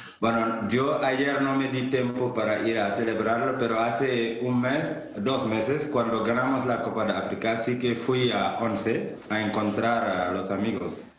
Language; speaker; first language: Spanish; non-native, fluent; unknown